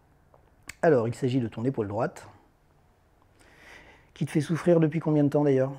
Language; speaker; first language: French; native; French